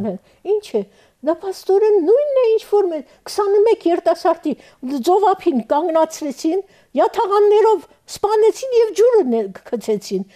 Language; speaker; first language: Armenian; early bilingual, heritage; Armenian